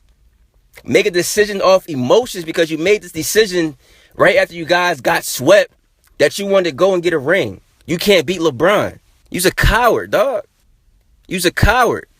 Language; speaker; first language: English; native; English